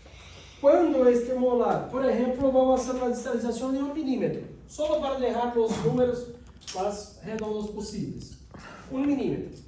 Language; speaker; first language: Spanish; non-native, fluent; Portuguese